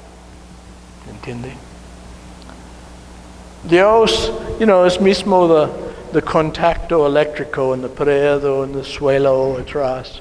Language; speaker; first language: Spanish; non-native, learner; English